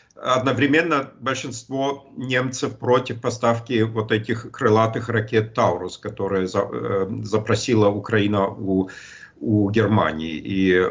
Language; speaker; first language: Russian; non-native, fluent; German